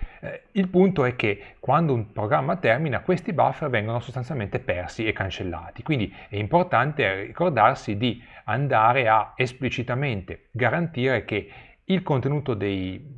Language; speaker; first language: Italian; native; Italian